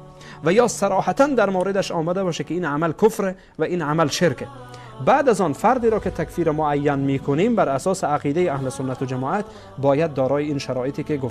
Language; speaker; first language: Persian; native; Persian